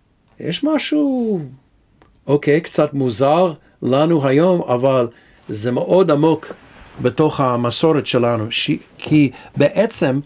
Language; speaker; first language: Hebrew; non-native, fluent; English